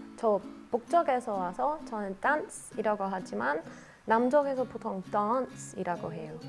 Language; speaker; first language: Korean; non-native, fluent; English